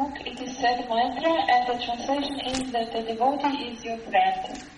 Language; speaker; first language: English; non-native, learner; Russian